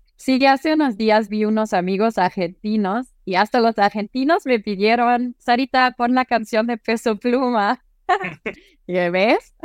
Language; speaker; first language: Spanish; non-native, fluent; German